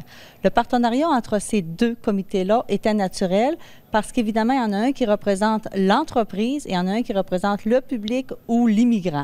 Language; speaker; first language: French; native; French